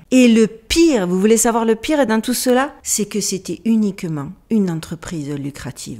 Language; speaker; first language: French; native; French